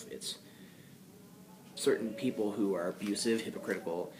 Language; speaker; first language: English; native; English